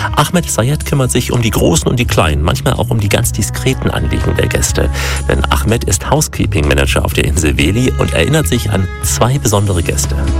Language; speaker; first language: German; native; German